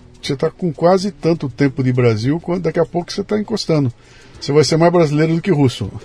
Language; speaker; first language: Portuguese; native; Portuguese